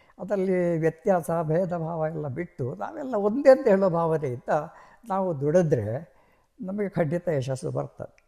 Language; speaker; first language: Kannada; non-native, local second language; Marathi